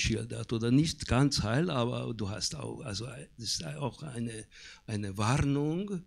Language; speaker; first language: German; non-native, fluent; Hungarian